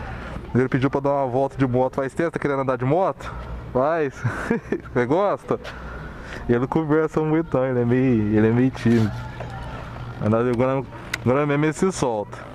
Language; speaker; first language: Portuguese; native; Portuguese